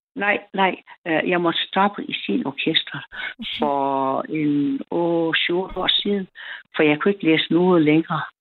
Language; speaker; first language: Danish; native; Danish